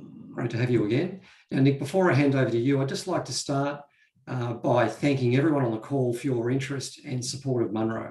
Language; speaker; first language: English; native; English